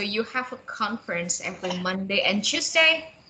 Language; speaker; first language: English; non-native, fluent; Indonesian